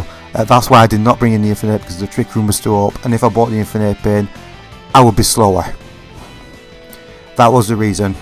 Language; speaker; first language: English; native; English